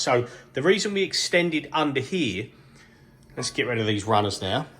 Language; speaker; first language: English; native; English